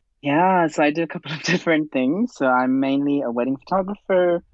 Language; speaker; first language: English; non-native, fluent; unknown